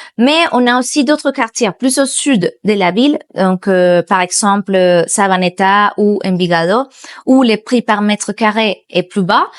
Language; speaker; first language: French; non-native, fluent; Spanish